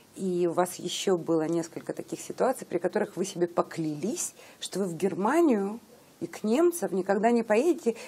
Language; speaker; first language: Russian; native; Russian